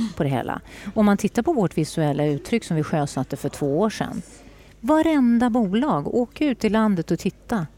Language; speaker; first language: Swedish; native; Swedish